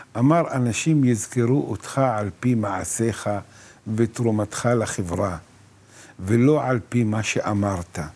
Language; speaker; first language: Hebrew; non-native, local second language; Arabic